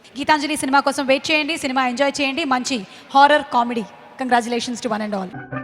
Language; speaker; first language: Telugu; native; Telugu